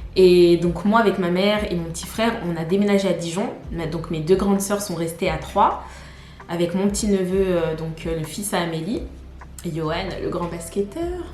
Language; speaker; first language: French; native; French